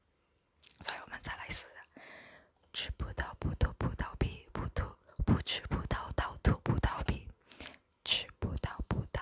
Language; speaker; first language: Chinese; non-native, local second language; English